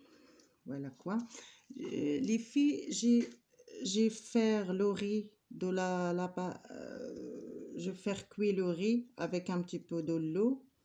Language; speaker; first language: French; non-native, learner; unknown